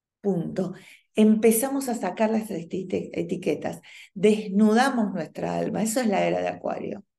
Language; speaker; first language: Spanish; native; Spanish